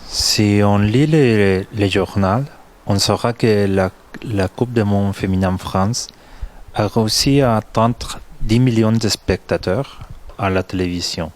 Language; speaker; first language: French; non-native, fluent; Spanish